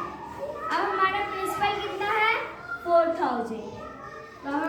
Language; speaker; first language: Hindi; native; Hindi